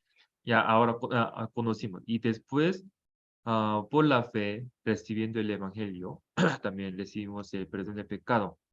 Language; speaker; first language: Spanish; non-native, fluent; Korean